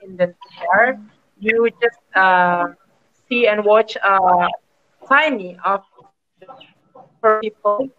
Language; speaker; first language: English; non-native, learner; Indonesian